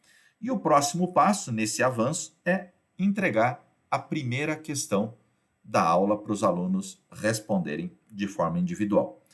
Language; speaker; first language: Portuguese; native; Portuguese